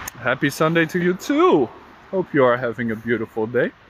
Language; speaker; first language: English; non-native, fluent; Dutch